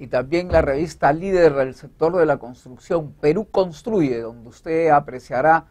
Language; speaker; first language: Spanish; native; Spanish